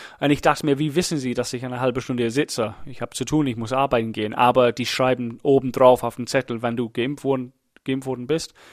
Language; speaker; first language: German; non-native, fluent; English